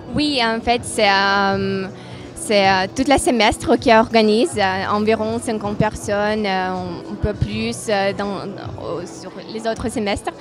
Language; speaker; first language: French; non-native, fluent; Russian